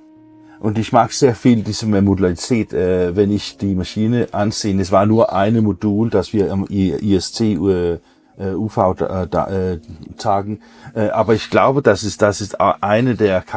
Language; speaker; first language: German; non-native, learner; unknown